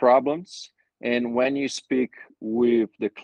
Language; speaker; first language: English; non-native, fluent; Portuguese